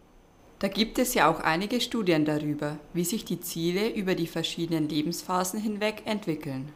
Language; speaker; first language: German; native; German